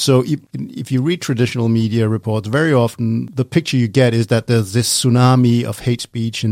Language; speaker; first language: English; non-native, fluent; Danish